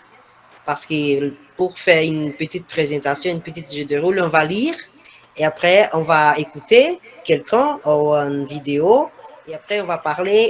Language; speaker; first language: French; non-native, fluent; Portuguese